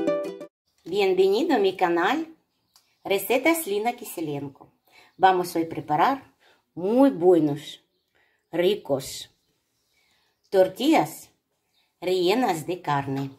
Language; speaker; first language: Spanish; non-native, learner; Ukrainian